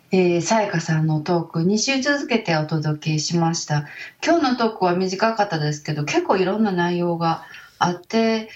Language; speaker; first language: Japanese; native; Japanese